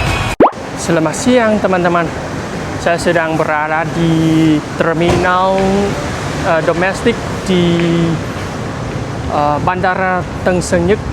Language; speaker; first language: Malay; non-native, fluent; Vietnamese